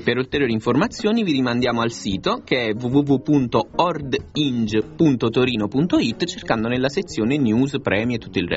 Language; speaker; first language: Italian; native; Italian